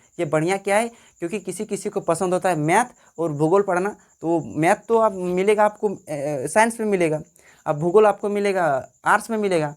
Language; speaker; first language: Hindi; native; Hindi